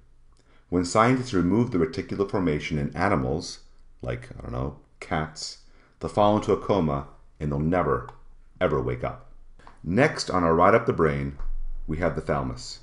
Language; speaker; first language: English; native; English